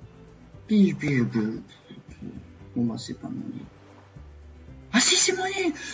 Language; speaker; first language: French; native; French